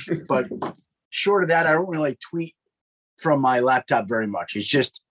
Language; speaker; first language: English; native; English